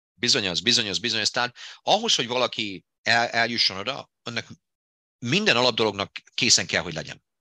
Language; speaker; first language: Hungarian; native; Hungarian